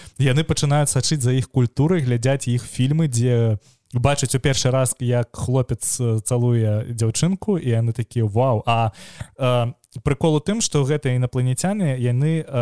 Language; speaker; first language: Belarusian; non-native, local second language; Russian